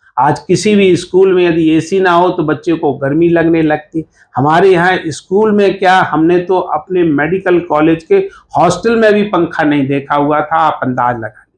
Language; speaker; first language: Hindi; native; Hindi